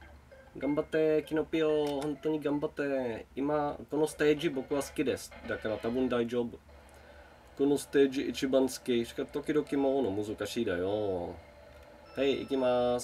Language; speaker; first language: Japanese; non-native, learner; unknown